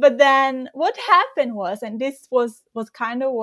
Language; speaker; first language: English; non-native, fluent; Italian